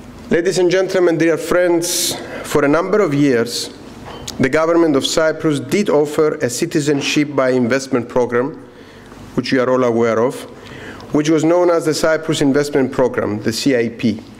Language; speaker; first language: English; non-native, fluent; Greek